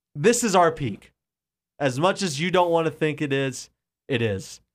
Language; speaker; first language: English; native; English